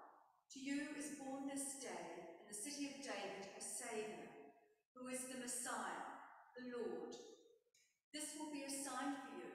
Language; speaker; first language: English; native; English